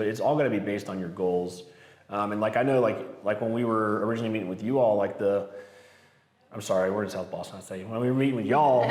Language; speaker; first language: English; native; English